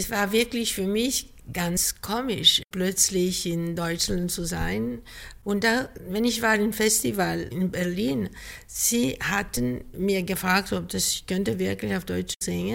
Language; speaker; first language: German; non-native, fluent; Greek